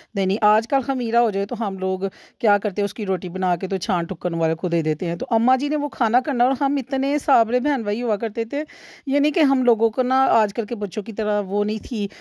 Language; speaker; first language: Urdu; non-native, local second language; Punjabi